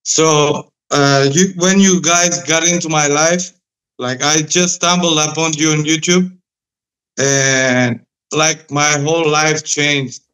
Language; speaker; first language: English; non-native, fluent; Greek